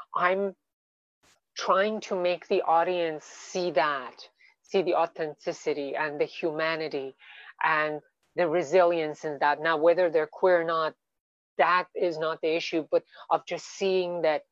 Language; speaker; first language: English; non-native, fluent; Persian